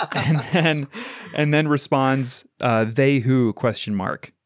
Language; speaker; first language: English; native; English